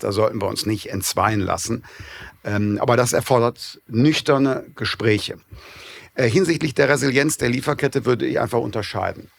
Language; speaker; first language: German; native; German